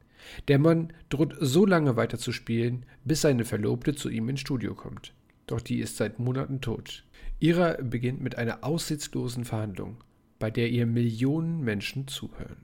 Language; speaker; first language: German; native; German